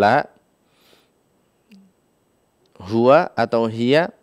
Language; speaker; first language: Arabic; non-native, fluent; Indonesian